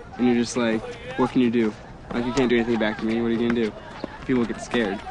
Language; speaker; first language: English; native; English